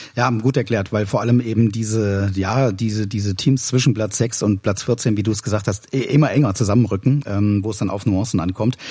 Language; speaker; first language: German; native; German